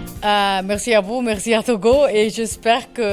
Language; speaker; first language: French; non-native, learner; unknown